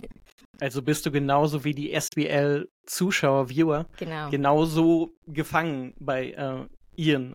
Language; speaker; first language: German; native; German